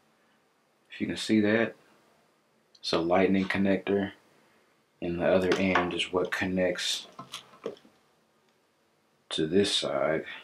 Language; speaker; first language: English; native; English